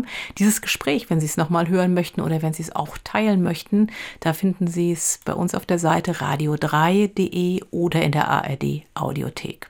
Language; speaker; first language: German; native; German